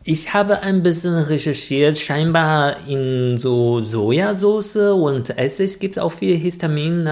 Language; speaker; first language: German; non-native, fluent; Chinese